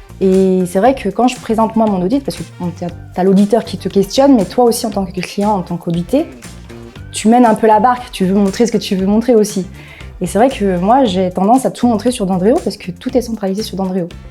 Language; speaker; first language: French; native; French